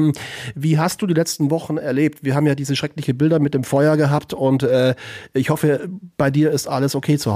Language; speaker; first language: German; native; German